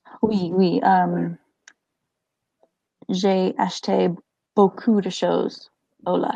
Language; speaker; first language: French; non-native, learner; English